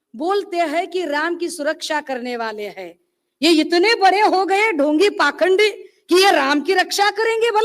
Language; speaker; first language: Hindi; non-native, local second language; Marathi